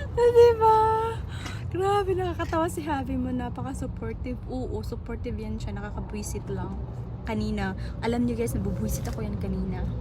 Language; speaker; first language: Filipino; non-native, local second language; Cebuano